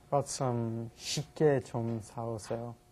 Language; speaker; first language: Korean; non-native, learner; English